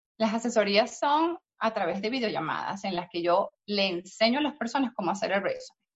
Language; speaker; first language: Spanish; native; Spanish